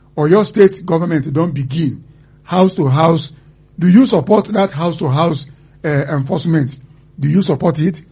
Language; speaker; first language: Nigerian Pidgin; non-native, local second language; Igbo